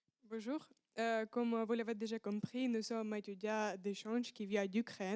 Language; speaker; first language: French; non-native, learner; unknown